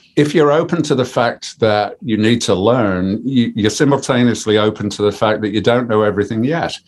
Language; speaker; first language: English; native; English